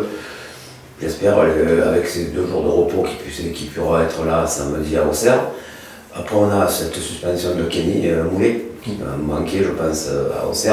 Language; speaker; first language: French; native; French